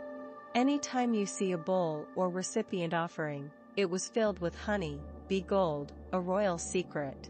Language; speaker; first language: English; non-native, fluent; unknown